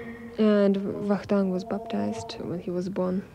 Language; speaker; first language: English; non-native, learner; Russian